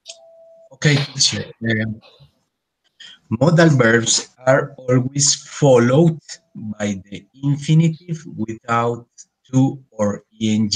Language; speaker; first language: English; non-native, learner; Spanish